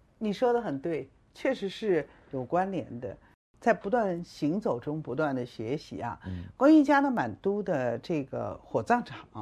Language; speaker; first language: Chinese; native; Chinese